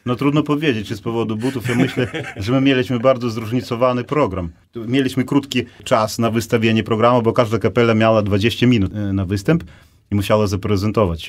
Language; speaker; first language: Polish; native; Polish